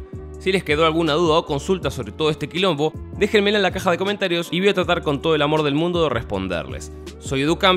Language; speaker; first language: Spanish; native; Spanish